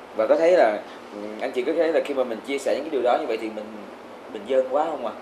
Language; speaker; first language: Vietnamese; native; Vietnamese